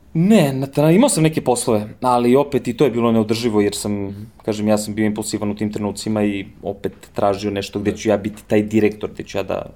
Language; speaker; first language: Serbian; early bilingual, heritage; Serbian